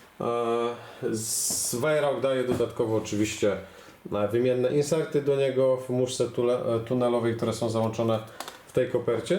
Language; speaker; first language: Polish; native; Polish